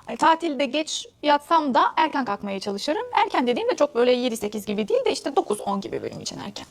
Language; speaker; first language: Turkish; non-native, fluent; Arabic